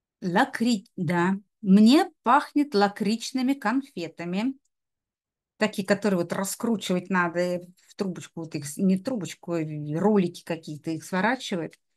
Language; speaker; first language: Russian; native; Russian